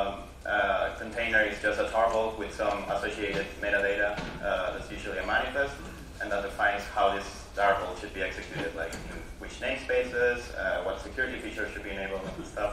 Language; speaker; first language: English; non-native, fluent; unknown